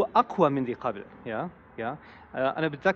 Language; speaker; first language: Arabic; non-native, fluent; German